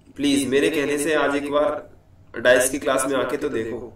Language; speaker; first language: Hindi; native; Hindi